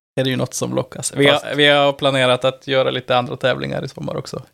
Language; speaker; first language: Swedish; native; Swedish